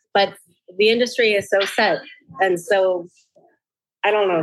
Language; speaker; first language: English; native; English